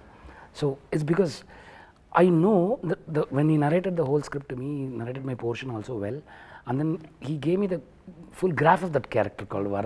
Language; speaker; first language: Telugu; non-native, learner; Tamil